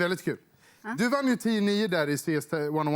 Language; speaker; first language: Swedish; native; Swedish